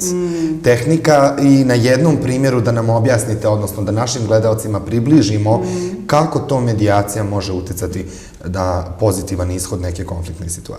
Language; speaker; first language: Bosnian; native; Bosnian